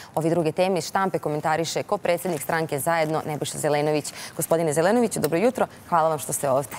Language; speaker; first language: Bosnian; native; Bosnian